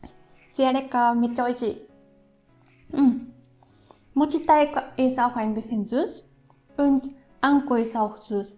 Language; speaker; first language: German; non-native, fluent; Japanese